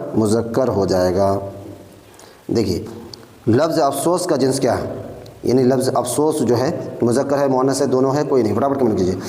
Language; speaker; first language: Urdu; native; Urdu